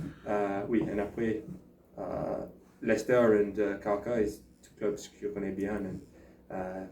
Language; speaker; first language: French; non-native, learner; English